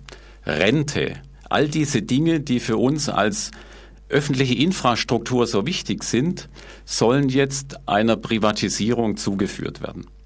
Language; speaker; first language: German; native; German